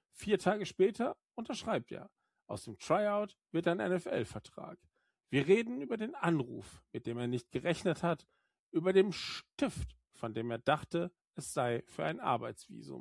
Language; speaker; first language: German; native; German